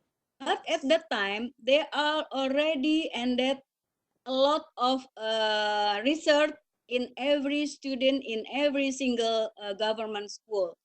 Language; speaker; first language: English; non-native, learner; Indonesian